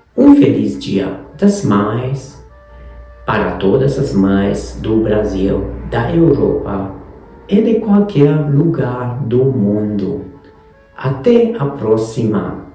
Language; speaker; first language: Portuguese; non-native, fluent; Hungarian